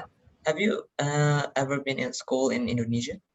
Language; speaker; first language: English; non-native, learner; Indonesian